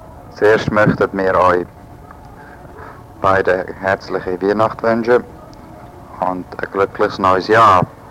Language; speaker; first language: German; native; German